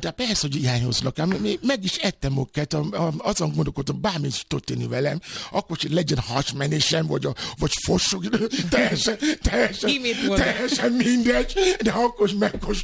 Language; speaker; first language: Hungarian; non-native, fluent; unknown